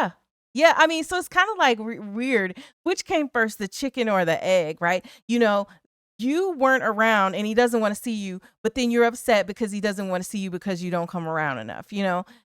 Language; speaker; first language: English; native; English